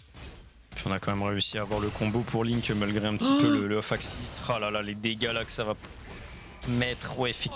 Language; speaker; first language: French; native; French